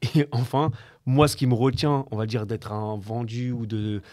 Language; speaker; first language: French; native; French